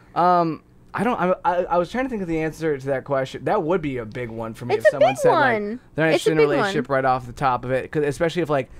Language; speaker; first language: English; native; English